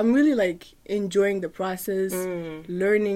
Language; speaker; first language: English; non-native, fluent; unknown